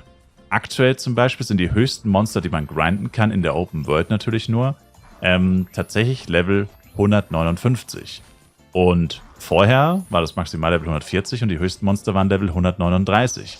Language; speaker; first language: German; native; German